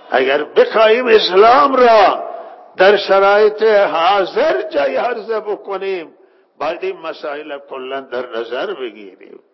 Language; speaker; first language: Persian; non-native, local second language; Baluchi